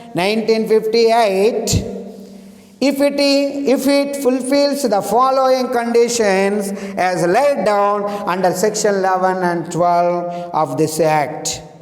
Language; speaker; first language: English; non-native, local second language; Telugu